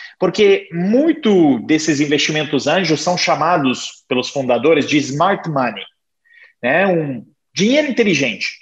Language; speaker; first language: Portuguese; non-native, fluent; Italian